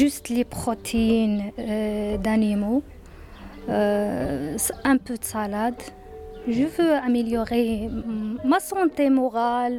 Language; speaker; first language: French; non-native, learner; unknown